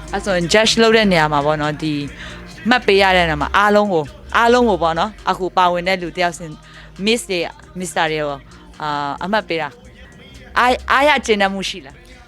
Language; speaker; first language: Burmese; non-native, local second language; Tedim Chin